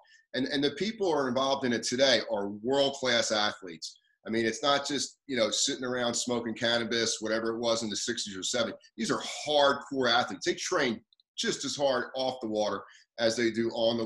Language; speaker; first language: English; native; English